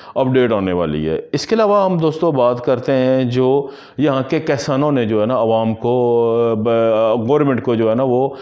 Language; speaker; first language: Urdu; non-native, local second language; Punjabi